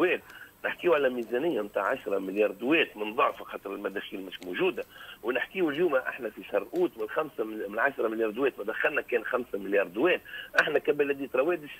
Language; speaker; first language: Arabic; native; Arabic